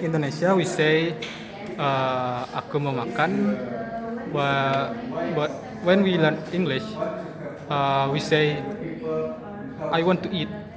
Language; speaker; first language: English; non-native, learner; Indonesian